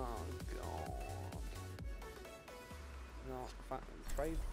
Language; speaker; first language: English; native; English